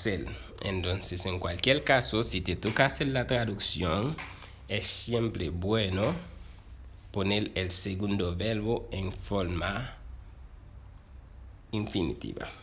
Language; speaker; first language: Spanish; non-native, fluent; Haitian Creole